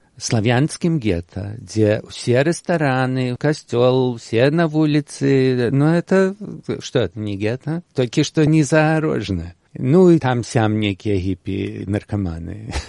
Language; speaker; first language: Belarusian; early bilingual, heritage; Belarusian